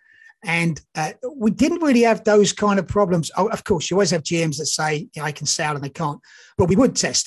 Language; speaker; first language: English; native; English